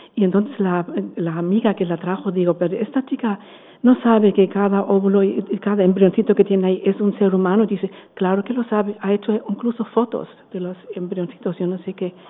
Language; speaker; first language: Spanish; non-native, fluent; German